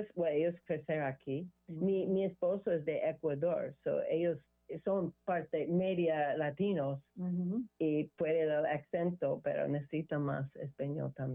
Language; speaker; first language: Spanish; non-native, learner; English